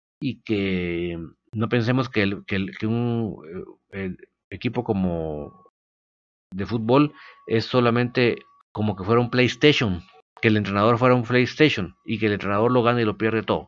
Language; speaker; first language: Spanish; native; Spanish